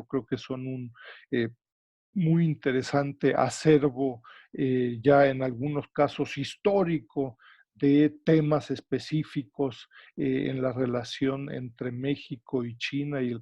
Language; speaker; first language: Spanish; native; Spanish